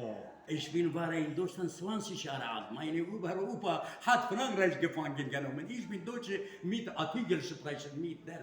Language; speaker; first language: German; non-native, learner; Kurdish